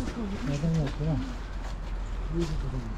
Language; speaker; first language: Korean; native; Korean